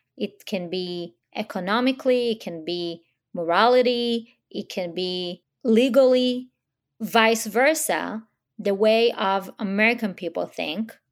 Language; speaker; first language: English; non-native, fluent; Hebrew